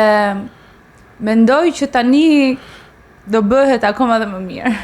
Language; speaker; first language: Albanian; native; Albanian